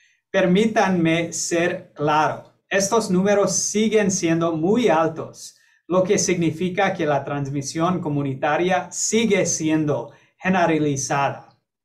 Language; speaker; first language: Spanish; non-native, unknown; English